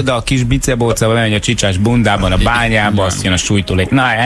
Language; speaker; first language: Hungarian; native; Hungarian